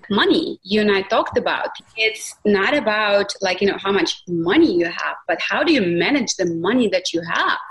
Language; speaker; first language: English; non-native, fluent; Russian